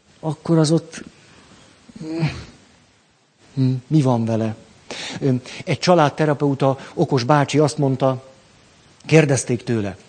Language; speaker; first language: Hungarian; native; Hungarian